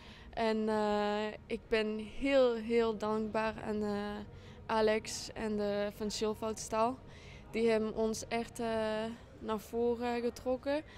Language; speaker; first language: Dutch; non-native, fluent; French